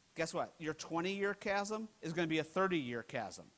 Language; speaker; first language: English; native; English